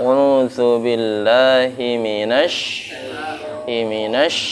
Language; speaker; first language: Arabic; non-native, fluent; Indonesian